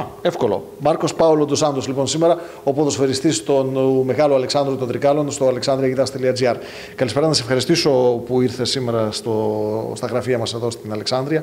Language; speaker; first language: Greek; native; Greek